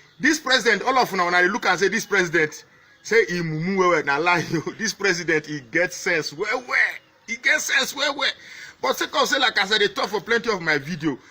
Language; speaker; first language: Nigerian Pidgin; non-native, local second language; Igbo